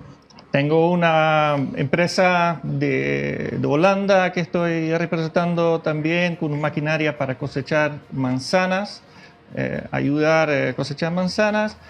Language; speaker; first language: Spanish; non-native, fluent; Dutch